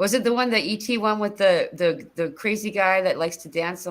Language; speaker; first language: English; native; English